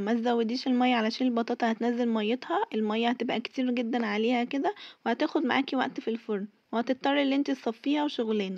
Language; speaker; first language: Arabic; native; Arabic